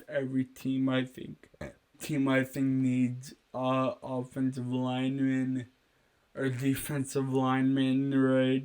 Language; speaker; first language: English; native; English